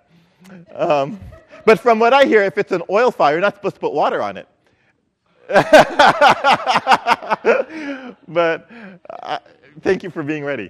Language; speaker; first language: English; non-native, local second language; Filipino